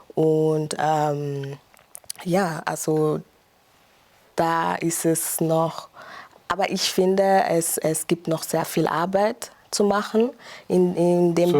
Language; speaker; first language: German; non-native, fluent; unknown